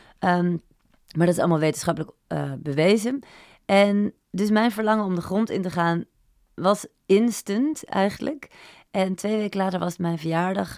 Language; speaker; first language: Dutch; native; Dutch